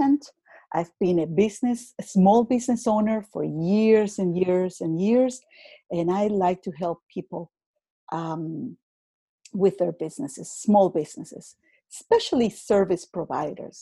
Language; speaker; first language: English; non-native, fluent; Spanish